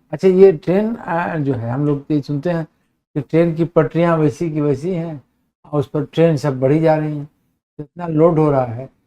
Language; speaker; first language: Hindi; native; Hindi